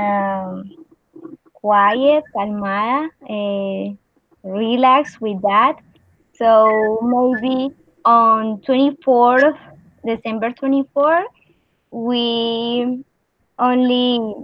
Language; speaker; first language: English; non-native, learner; Spanish